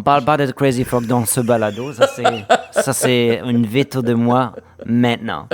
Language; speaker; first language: French; non-native, fluent; German